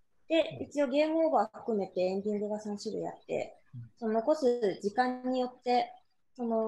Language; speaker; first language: Japanese; native; Japanese